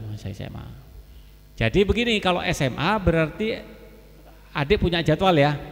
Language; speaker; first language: Indonesian; native; Indonesian